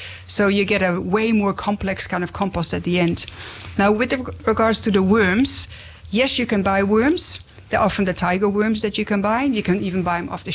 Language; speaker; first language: English; non-native, fluent; Dutch